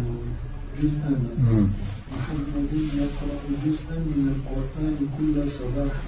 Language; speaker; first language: Arabic; non-native, learner; French